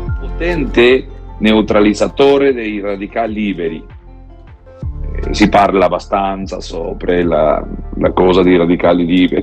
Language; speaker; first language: Italian; non-native, learner; Spanish